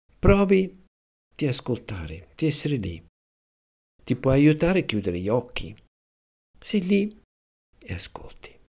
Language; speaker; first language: Italian; non-native, fluent; German